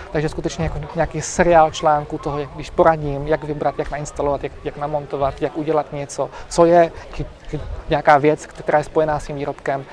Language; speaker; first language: Czech; native; Czech